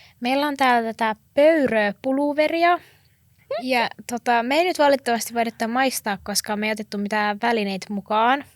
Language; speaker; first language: Finnish; native; Finnish